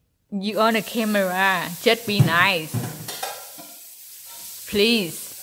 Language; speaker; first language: English; non-native, learner; Vietnamese